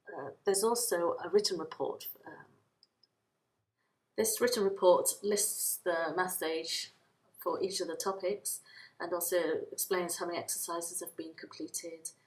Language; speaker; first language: English; native; English